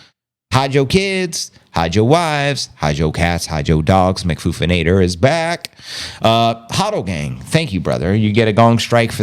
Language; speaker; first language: English; native; English